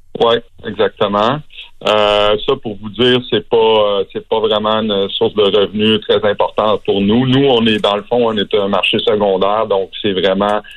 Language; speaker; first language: French; native; French